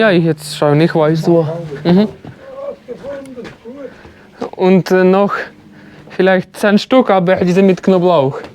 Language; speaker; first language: German; non-native, learner; Ukrainian